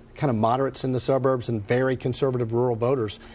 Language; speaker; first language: English; native; English